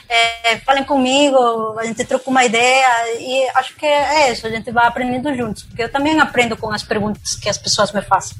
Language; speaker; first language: Portuguese; non-native, fluent; Spanish